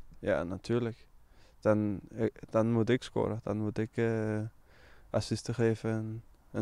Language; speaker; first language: Dutch; non-native, fluent; Danish